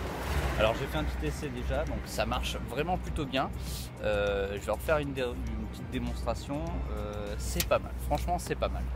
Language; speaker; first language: French; native; French